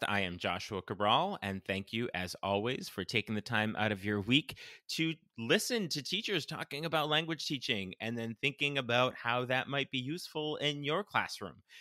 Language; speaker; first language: English; native; English